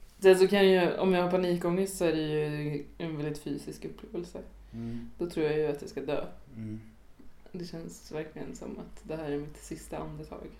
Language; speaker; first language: Swedish; native; Swedish